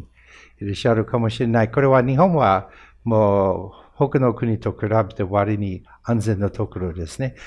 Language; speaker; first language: Japanese; non-native, fluent; English